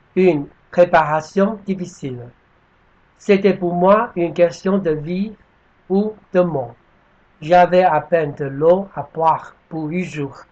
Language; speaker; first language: French; non-native, fluent; Chinese